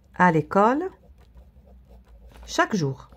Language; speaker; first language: French; non-native, local second language; Arabic